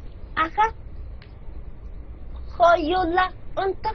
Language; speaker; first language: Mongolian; non-native, learner; Korean